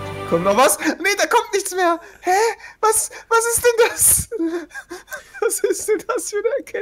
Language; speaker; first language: German; native; German